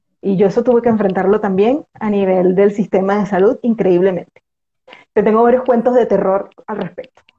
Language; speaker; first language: Spanish; native; Spanish